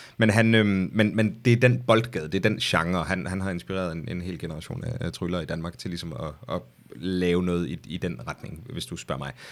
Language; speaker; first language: Danish; native; Danish